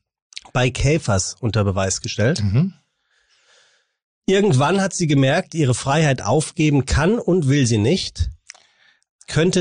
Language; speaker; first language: German; native; German